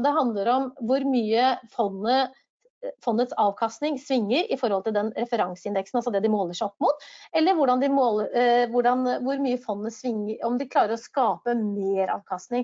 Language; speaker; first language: Norwegian; native; Norwegian